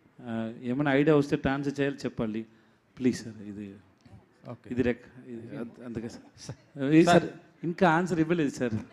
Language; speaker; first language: Telugu; non-native, local second language; Tamil